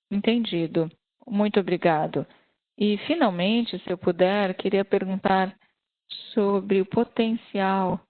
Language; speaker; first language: Portuguese; non-native, fluent; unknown